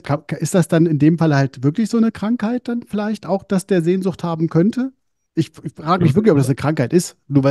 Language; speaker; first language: German; native; German